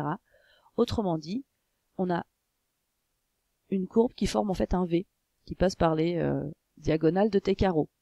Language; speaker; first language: French; native; French